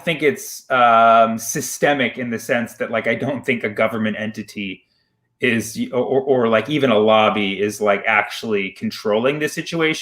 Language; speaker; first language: English; early bilingual, other home language; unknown